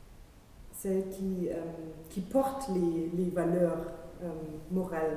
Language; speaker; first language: French; non-native, fluent; German